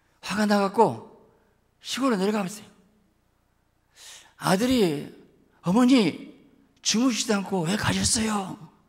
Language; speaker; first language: Korean; native; Korean